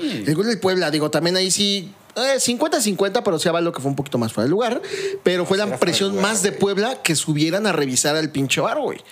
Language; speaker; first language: Spanish; native; Spanish